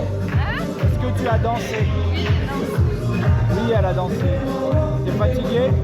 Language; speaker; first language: French; native; French